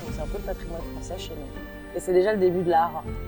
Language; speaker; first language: French; native; French